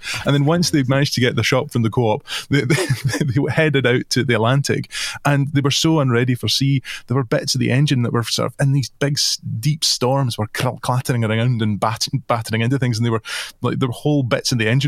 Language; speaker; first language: English; native; English